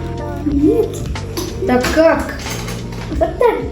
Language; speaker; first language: Russian; non-native, local second language; Kazakh